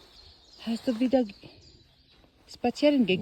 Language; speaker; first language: German; non-native, learner; Filipino